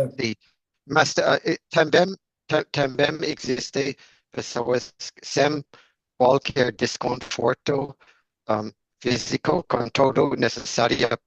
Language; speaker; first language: Portuguese; non-native, learner; English